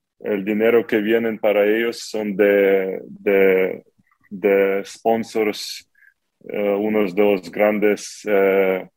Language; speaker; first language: Spanish; non-native, learner; Ukrainian